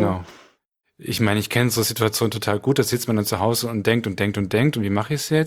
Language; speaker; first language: German; native; German